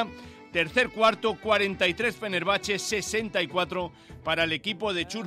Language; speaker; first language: Spanish; native; Spanish